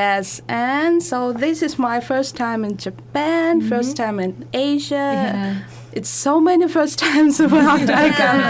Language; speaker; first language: English; non-native, learner; Russian